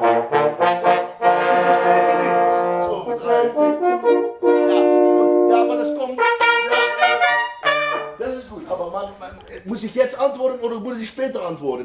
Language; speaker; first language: German; non-native, learner; Dutch